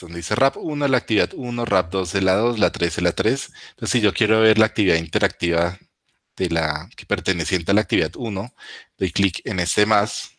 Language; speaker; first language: Spanish; native; Spanish